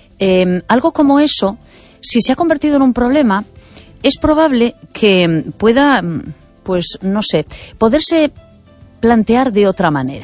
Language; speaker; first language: Spanish; native; Spanish